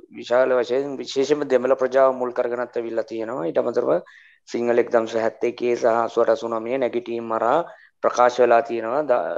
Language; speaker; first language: Sinhala; native; Sinhala